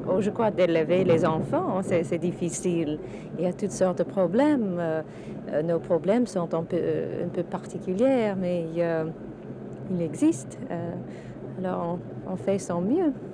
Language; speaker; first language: French; non-native, fluent; English